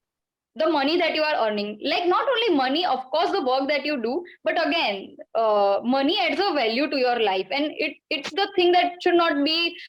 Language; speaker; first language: English; non-native, local second language; Gujarati